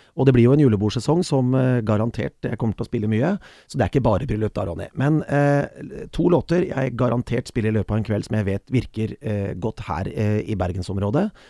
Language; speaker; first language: Norwegian; native; Norwegian